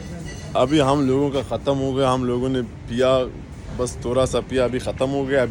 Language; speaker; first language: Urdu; non-native, learner; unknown